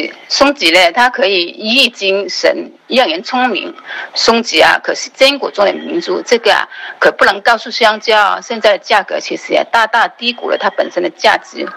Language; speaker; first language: Chinese; native; Chinese